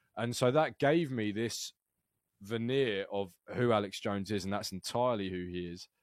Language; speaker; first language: English; native; English